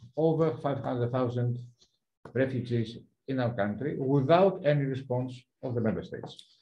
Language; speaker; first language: English; non-native, fluent; Italian